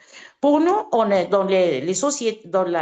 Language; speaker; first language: French; non-native, fluent; Italian